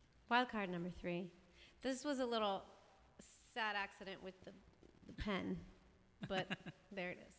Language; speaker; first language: English; native; English